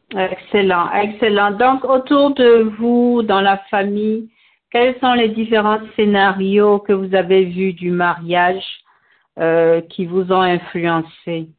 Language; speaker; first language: French; non-native, local second language; Bambara